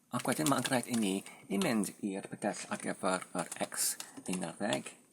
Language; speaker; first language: Welsh; non-native, learner; Polish